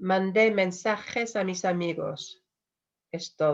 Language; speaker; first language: Spanish; non-native, fluent; English